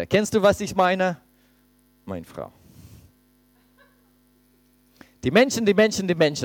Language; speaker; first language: German; non-native, fluent; English